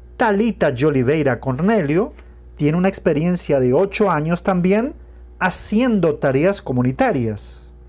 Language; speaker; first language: Spanish; non-native, fluent; Portuguese